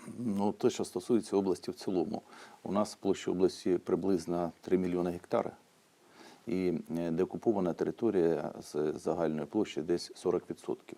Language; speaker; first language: Ukrainian; native; Ukrainian